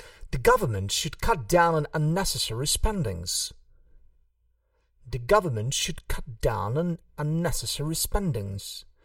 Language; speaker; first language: English; non-native, fluent; Hungarian